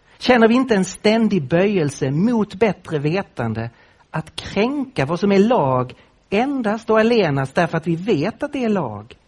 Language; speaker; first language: Swedish; native; Swedish